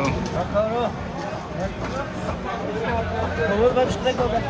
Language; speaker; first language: Chinese; non-native, local second language; Uyghur